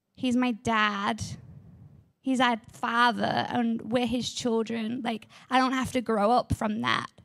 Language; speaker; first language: English; native; English